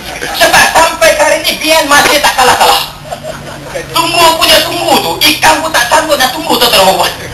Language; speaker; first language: Malay; non-native, local second language; Chinese